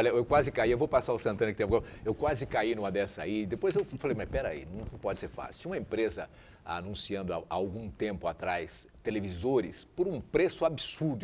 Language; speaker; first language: Portuguese; native; Portuguese